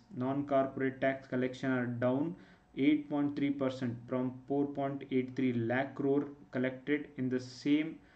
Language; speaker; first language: English; non-native, local second language; Kannada